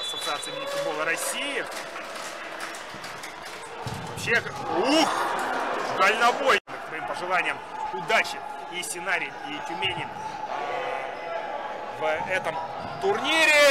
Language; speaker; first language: Russian; native; Russian